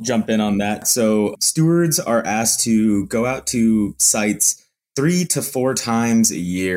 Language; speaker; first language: English; native; English